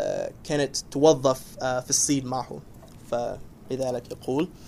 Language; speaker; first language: Arabic; non-native, fluent; English